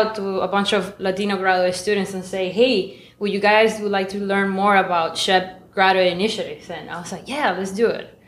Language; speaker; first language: English; non-native, fluent; Spanish